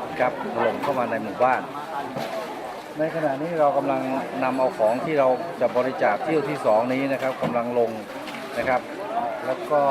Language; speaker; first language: Thai; native; Thai